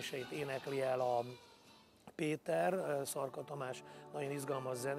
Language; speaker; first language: Hungarian; native; Hungarian